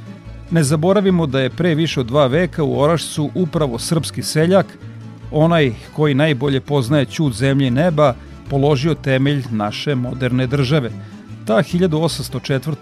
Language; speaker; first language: Serbian; native; Serbian